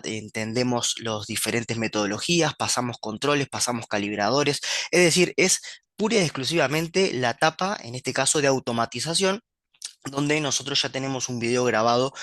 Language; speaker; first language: Spanish; native; Spanish